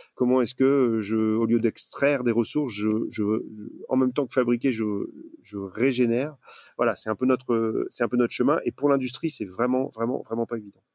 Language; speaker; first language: French; native; French